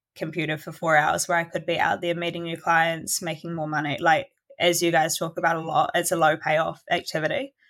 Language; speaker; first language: English; native; English